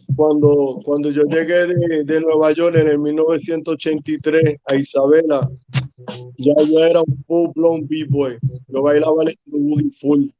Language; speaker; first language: Spanish; early bilingual, heritage; Spanish